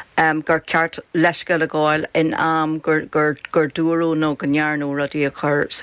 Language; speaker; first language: Irish; native; Irish